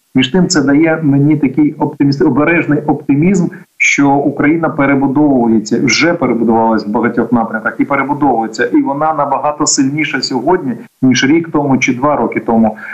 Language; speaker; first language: Ukrainian; native; Ukrainian